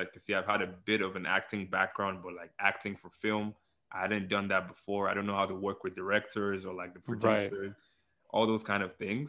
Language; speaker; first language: English; non-native, local second language; Yoruba